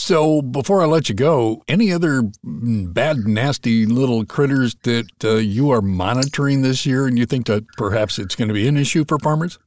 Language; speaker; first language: English; native; English